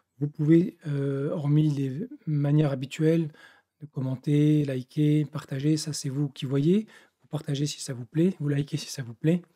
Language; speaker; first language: French; native; French